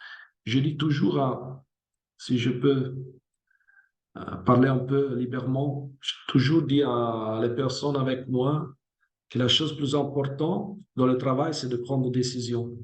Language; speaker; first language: French; non-native, fluent; Italian